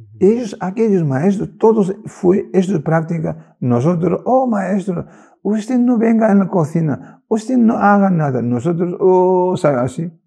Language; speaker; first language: Spanish; non-native, learner; Tibetan